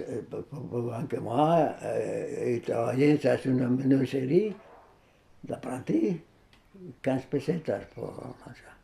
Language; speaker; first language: French; non-native, fluent; Spanish